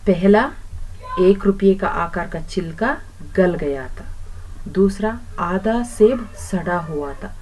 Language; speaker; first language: Hindi; non-native, local second language; Kannada